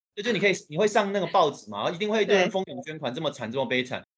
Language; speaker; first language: Chinese; native; Chinese